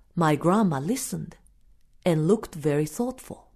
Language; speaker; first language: English; non-native, fluent; Japanese